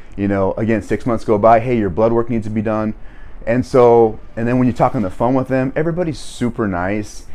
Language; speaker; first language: English; native; English